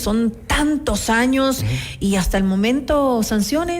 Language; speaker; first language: Spanish; native; Spanish